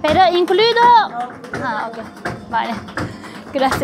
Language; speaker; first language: Spanish; non-native, learner; Turkish